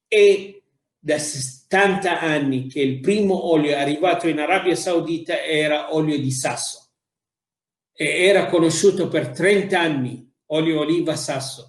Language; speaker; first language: Italian; non-native, fluent; Arabic